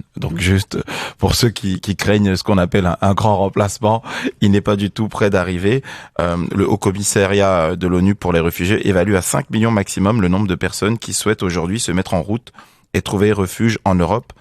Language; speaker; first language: French; native; French